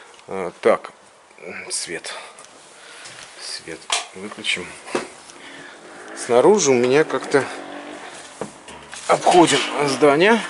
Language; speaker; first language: Russian; native; Russian